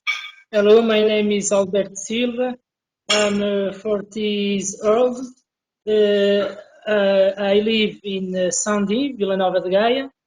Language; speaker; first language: English; non-native, learner; Portuguese